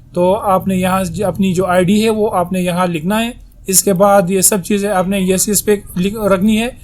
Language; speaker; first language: Urdu; native; Urdu